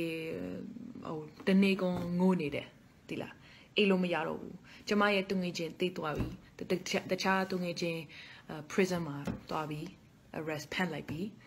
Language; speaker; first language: Burmese; non-native, fluent; Dutch